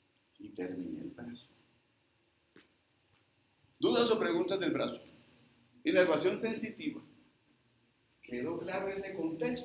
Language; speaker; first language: Spanish; native; Spanish